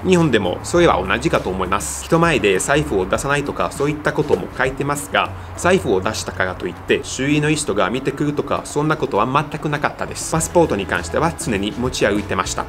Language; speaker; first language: Japanese; non-native, fluent; Italian